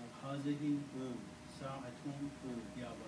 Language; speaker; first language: Arabic; non-native, learner; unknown